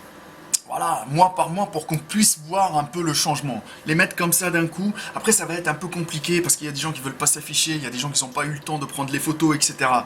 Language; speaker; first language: French; native; French